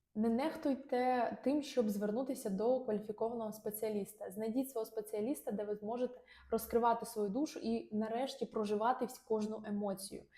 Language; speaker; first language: Ukrainian; non-native, local second language; Russian